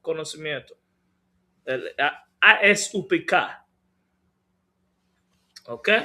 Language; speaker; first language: Spanish; non-native, learner; English